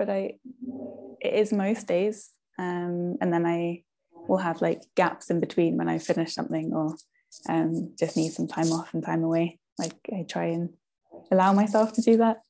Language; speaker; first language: English; native; English